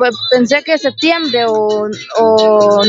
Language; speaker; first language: Spanish; non-native, local second language; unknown